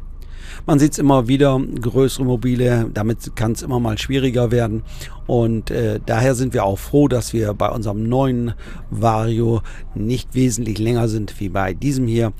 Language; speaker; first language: German; native; German